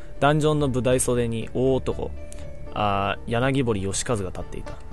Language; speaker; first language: Japanese; early bilingual, heritage; Japanese